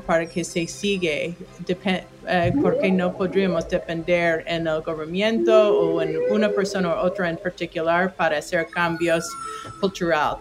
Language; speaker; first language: Spanish; non-native, fluent; English